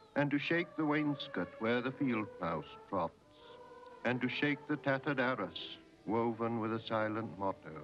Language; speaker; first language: English; native; English